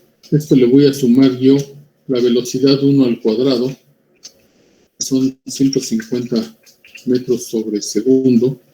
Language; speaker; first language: Spanish; native; Spanish